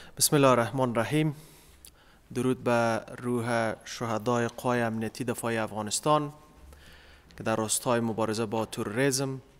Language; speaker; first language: Persian; native; Persian